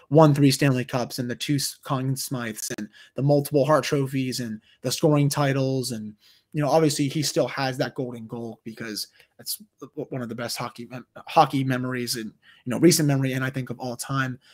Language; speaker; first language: English; native; English